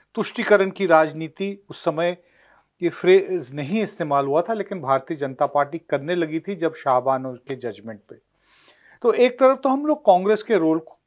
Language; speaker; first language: Hindi; native; Hindi